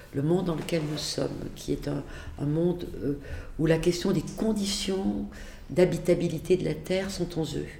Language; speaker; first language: French; native; French